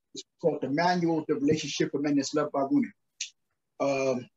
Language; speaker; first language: English; native; English